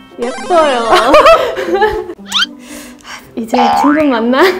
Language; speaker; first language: Korean; non-native, learner; German